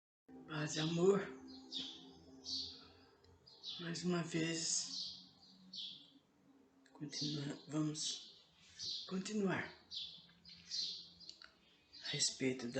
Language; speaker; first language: Portuguese; native; Portuguese